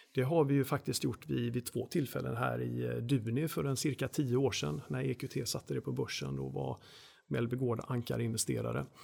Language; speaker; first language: Swedish; native; Swedish